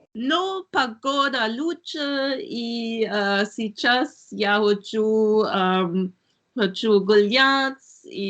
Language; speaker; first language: Russian; non-native, learner; German